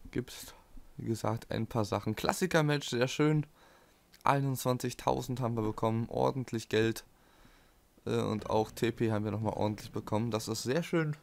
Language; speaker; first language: German; native; German